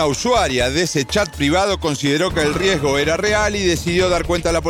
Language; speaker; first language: Spanish; native; Spanish